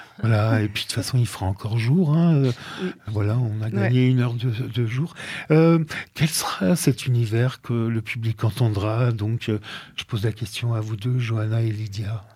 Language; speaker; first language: French; native; French